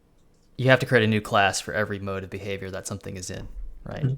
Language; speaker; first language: English; native; English